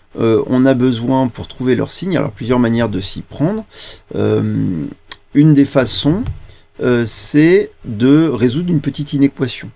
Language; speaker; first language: French; native; French